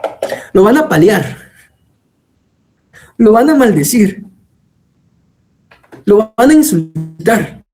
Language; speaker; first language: Spanish; native; Spanish